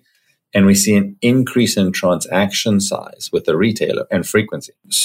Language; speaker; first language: English; native; English